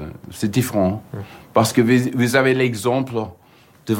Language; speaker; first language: French; non-native, fluent; English